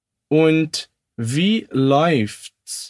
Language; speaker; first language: German; non-native, fluent; Portuguese